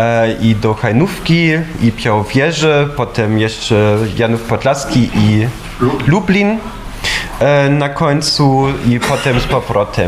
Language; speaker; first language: Polish; non-native, fluent; German